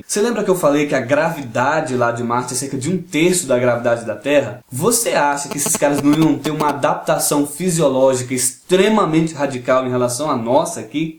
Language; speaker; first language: Portuguese; native; Portuguese